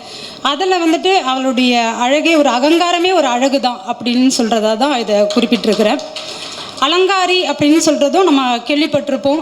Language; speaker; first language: Tamil; native; Tamil